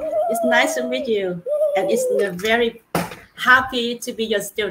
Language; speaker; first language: English; non-native, learner; Vietnamese